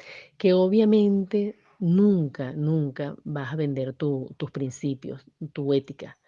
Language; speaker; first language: Spanish; native; Spanish